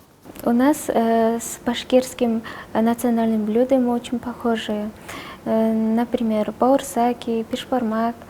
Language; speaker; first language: Russian; non-native, local second language; Kazakh